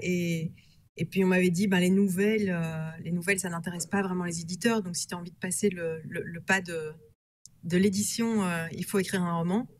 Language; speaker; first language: French; native; French